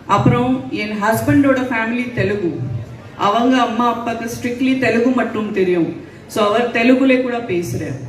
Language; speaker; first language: Tamil; non-native, local second language; Gujarati